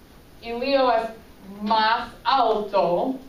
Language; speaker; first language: Spanish; non-native, fluent; English